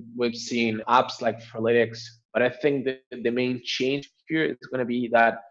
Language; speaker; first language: English; non-native, fluent; Spanish